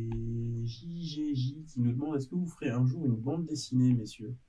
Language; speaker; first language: French; native; French